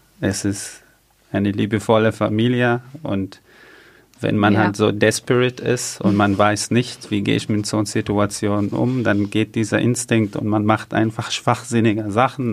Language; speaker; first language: German; non-native, fluent; Arabic